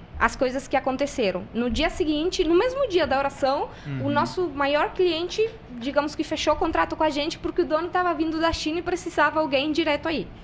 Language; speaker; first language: Portuguese; non-native, fluent; Spanish